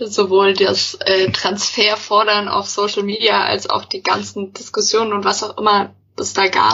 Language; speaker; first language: German; native; German